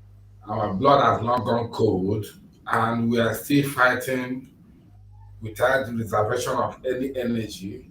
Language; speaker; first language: English; non-native, local second language; Igbo